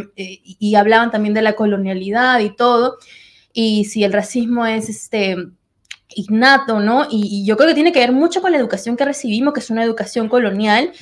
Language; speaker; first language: Spanish; native; Spanish